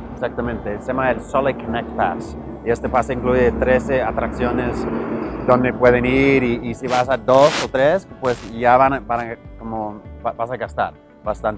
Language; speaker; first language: Spanish; early bilingual, heritage; Spanish